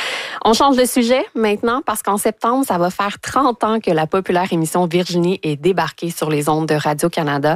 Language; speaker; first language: French; native; French